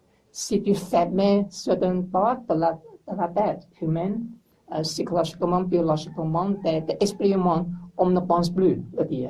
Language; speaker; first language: French; non-native, learner; English